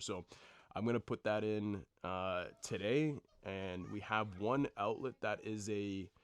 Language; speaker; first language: English; native; English